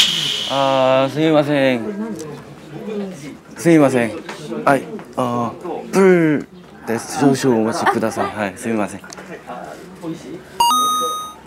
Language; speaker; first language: Japanese; non-native, learner; Korean